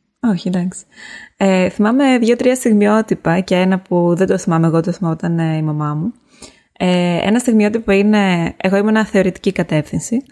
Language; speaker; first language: Greek; native; Greek